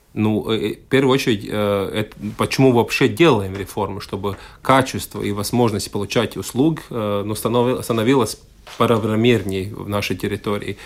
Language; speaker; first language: Russian; non-native, local second language; Latvian